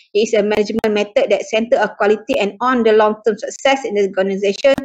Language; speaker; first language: English; non-native, local second language; Malay